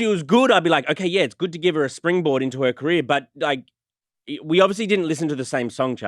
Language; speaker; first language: English; native; English